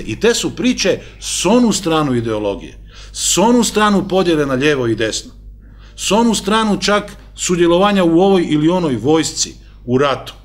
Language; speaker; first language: Croatian; native; Croatian